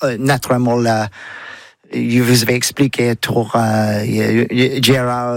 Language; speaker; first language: French; non-native, learner; English